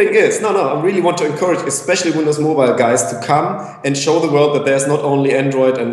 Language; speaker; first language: English; non-native, fluent; German